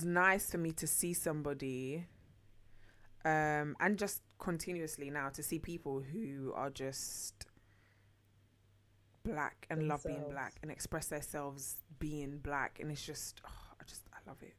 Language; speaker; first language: English; early bilingual, other home language; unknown